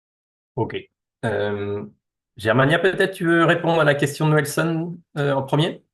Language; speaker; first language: French; native; French